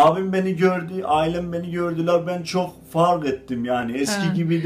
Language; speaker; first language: Turkish; non-native, learner; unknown